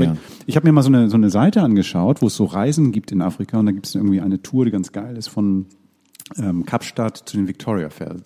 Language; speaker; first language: German; native; German